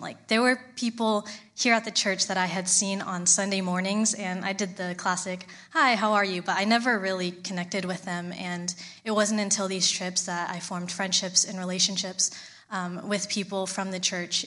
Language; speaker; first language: English; native; English